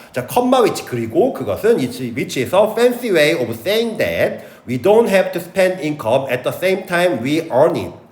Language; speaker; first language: English; non-native, fluent; Korean